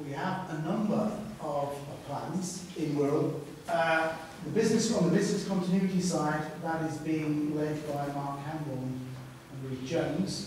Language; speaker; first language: English; native; English